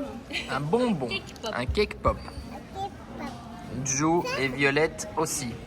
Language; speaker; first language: French; native; French